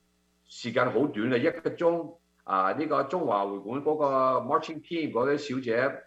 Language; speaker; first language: Cantonese; early bilingual, heritage; Cantonese